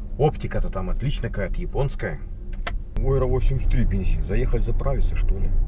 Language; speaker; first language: Russian; native; Russian